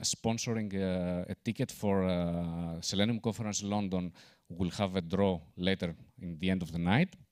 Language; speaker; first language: English; non-native, fluent; Greek